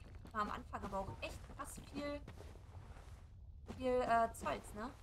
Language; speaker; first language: German; native; German